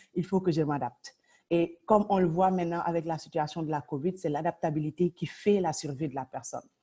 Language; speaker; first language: French; non-native, local second language; Wolof